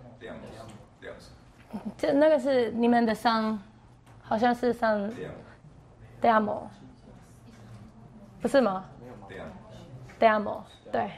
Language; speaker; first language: Chinese; non-native, learner; Spanish